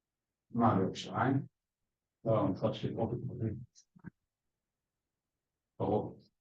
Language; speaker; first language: Hebrew; native; Hebrew